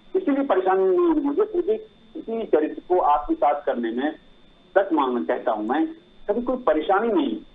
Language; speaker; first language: Hindi; non-native, local second language; Maithili